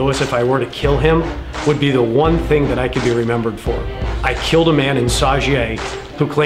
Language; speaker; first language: English; native; English